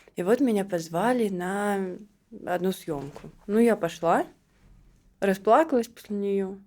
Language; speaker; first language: Russian; native; Russian